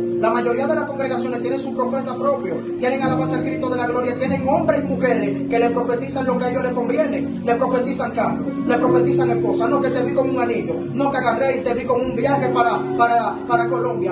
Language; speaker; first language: Spanish; native; Spanish